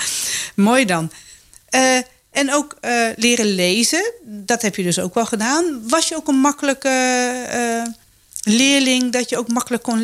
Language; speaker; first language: Dutch; native; Dutch